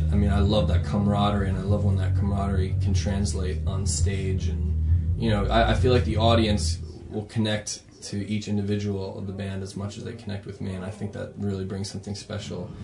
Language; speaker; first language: English; native; English